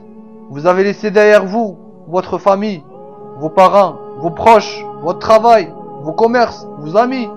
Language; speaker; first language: French; non-native, local second language; Arabic